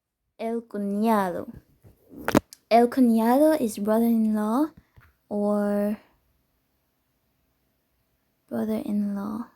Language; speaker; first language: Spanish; non-native, learner; English